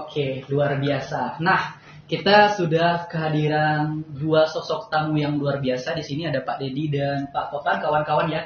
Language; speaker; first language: Indonesian; native; Indonesian